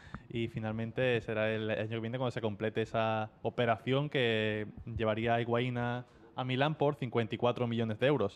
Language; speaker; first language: Spanish; native; Spanish